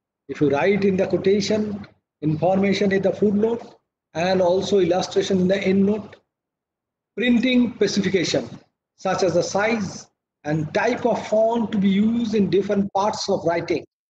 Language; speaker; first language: English; non-native, local second language; Bangla